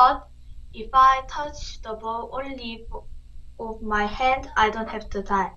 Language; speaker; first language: English; non-native, learner; Korean